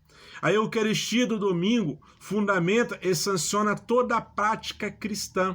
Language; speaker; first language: Portuguese; native; Portuguese